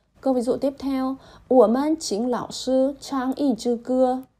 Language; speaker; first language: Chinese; non-native, fluent; Vietnamese